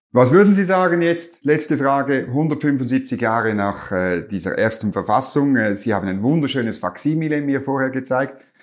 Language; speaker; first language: German; native; German